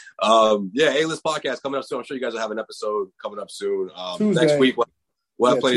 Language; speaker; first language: English; native; English